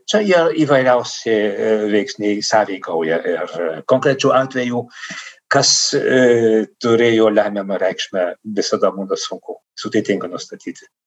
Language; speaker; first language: Lithuanian; non-native, fluent; Dutch